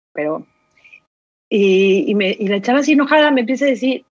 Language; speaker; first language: Spanish; native; Spanish